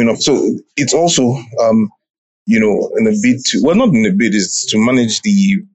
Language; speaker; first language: English; non-native, local second language; Yoruba